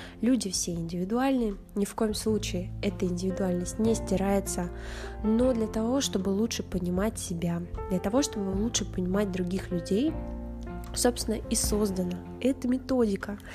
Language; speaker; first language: Russian; native; Russian